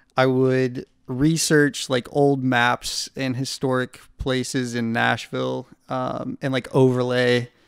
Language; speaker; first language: English; native; English